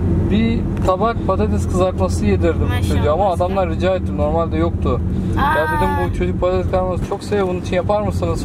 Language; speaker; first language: Turkish; native; Turkish